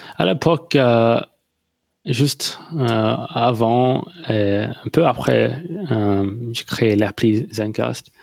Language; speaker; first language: French; non-native, learner; English